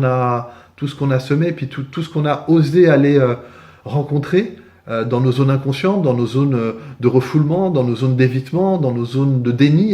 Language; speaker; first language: French; native; French